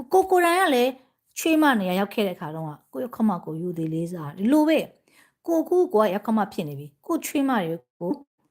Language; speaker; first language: Burmese; native; Burmese